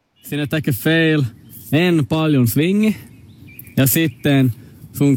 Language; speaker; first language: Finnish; non-native, local second language; Swedish